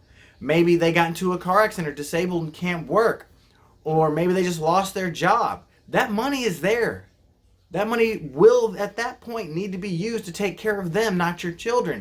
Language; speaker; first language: English; native; English